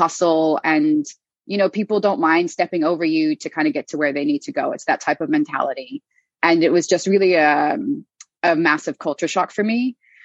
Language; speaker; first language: English; native; English